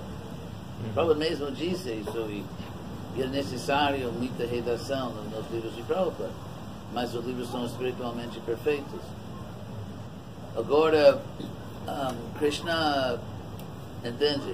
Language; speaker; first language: Portuguese; non-native, fluent; English